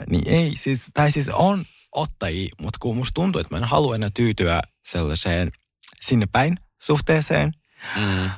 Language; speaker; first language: Finnish; early bilingual, other home language; Russian